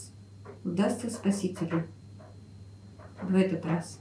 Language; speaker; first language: Russian; native; Russian